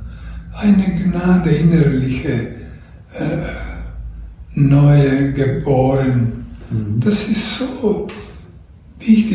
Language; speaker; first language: German; non-native, learner; Croatian